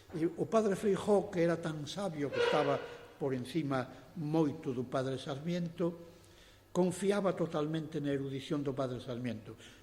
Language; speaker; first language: Spanish; non-native, local second language; Galician